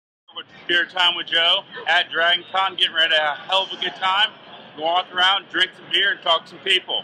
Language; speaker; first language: English; native; English